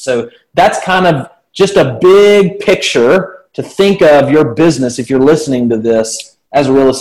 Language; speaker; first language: English; native; English